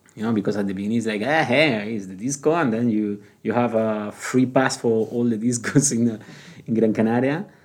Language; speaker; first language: English; non-native, learner; Spanish